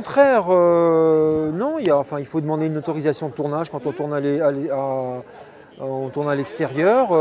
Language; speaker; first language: French; non-native, local second language; Arabic